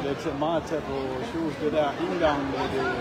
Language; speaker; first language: Danish; non-native, learner; Achinese